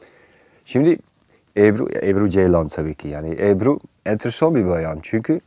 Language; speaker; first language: Turkish; non-native, fluent; Dutch